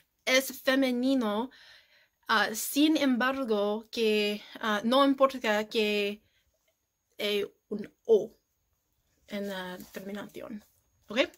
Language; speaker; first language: Spanish; non-native, learner; English